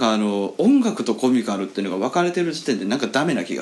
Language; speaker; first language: Japanese; native; Japanese